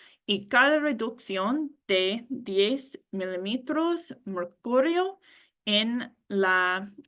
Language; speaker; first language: Spanish; non-native, learner; English